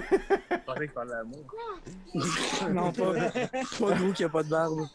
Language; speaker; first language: French; native; French